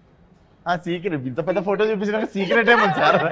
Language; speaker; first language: Telugu; native; Telugu